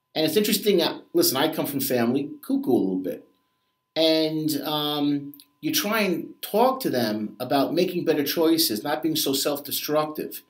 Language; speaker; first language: English; native; English